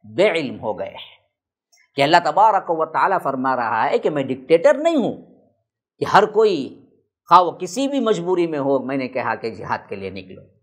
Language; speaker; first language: Urdu; native; Urdu